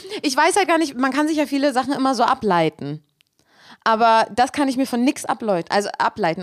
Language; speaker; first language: German; native; German